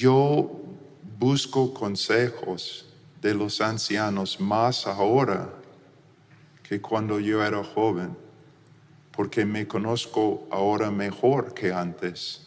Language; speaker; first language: Spanish; non-native, fluent; English